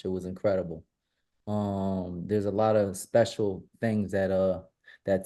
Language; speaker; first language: English; native; English